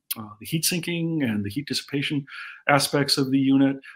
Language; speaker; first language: English; native; English